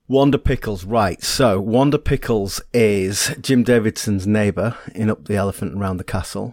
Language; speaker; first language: English; native; English